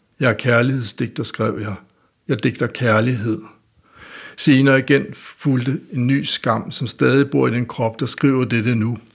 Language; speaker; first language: Danish; native; Danish